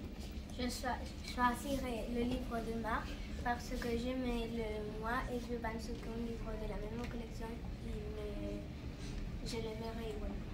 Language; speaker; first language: French; non-native, learner; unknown